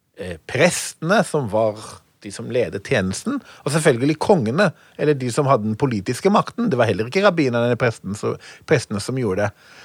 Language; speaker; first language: Norwegian; non-native, fluent; Hebrew